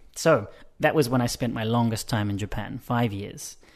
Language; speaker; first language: English; native; English